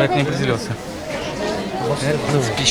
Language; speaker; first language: Russian; native; Russian